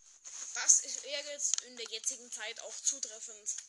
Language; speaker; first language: German; native; German